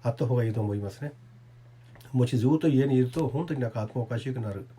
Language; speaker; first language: Japanese; non-native, fluent; Urdu